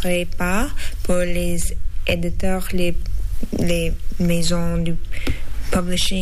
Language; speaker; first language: French; non-native, learner; English